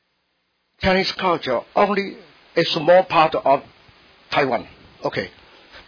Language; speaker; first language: English; non-native, learner; Min Nan Chinese